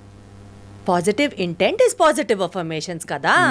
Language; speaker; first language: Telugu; native; Telugu